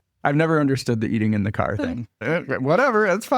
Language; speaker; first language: English; native; English